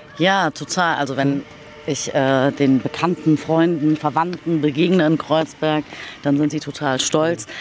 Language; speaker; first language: German; early bilingual, other home language; Turkish